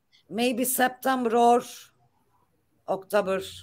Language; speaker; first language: English; non-native, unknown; Turkish